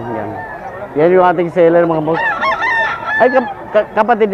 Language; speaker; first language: Filipino; native; Filipino